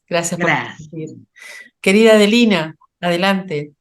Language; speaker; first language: Spanish; native; Spanish